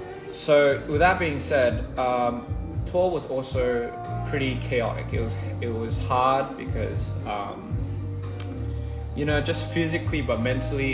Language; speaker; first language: English; early bilingual, other home language; Korean